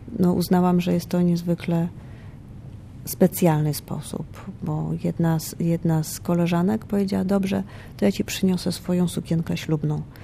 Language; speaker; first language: Polish; native; Polish